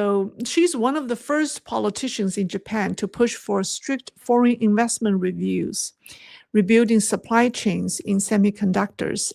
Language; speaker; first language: English; non-native, fluent; Chinese